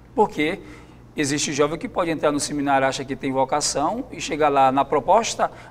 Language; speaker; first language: Portuguese; native; Portuguese